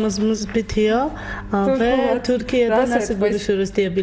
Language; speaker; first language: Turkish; non-native, learner; Georgian